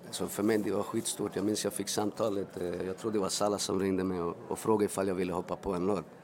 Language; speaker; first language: Swedish; early bilingual, other home language; Spanish